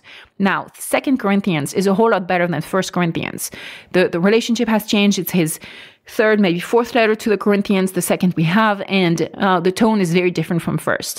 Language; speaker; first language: English; non-native, fluent; French